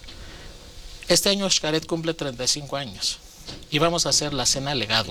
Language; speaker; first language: Spanish; non-native, fluent; Greek